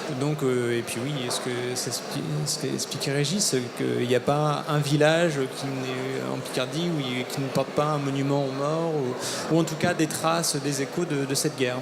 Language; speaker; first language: French; native; French